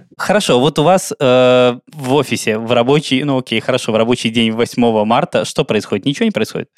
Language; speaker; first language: Russian; native; Russian